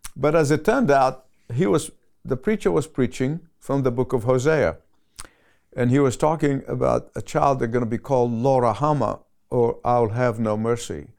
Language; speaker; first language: English; non-native, fluent; Arabic